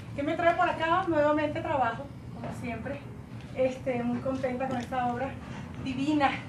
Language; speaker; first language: Spanish; native; Spanish